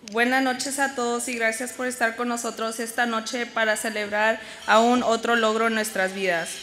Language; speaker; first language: Spanish; early bilingual, heritage; Spanish